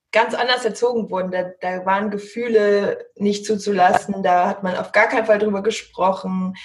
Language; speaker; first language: German; early bilingual, heritage; German